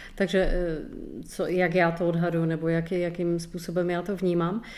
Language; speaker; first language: Czech; non-native, learner; German